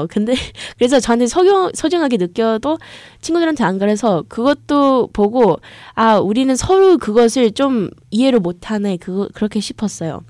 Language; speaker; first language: Korean; early bilingual, heritage; English